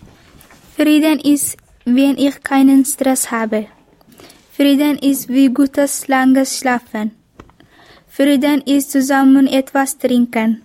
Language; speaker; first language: German; non-native, learner; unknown